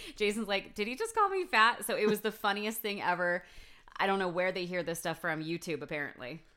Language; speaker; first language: English; native; English